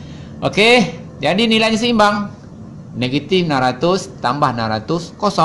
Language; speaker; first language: Malay; native; Malay